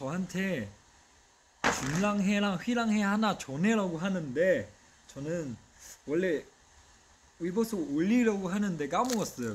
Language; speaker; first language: Korean; non-native, fluent; Chinese